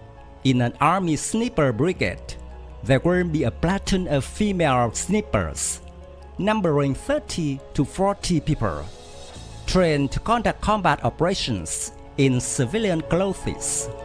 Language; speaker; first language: English; non-native, fluent; Vietnamese